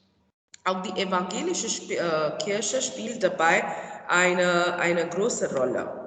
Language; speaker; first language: German; non-native, fluent; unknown